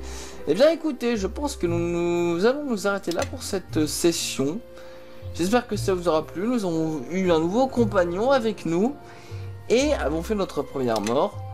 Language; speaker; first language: French; native; French